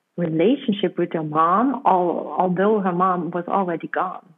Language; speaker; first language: English; non-native, fluent; German